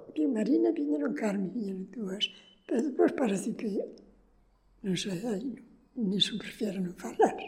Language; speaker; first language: Galician; native; Galician